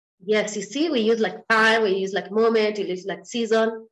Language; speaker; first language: English; non-native, local second language; Swahili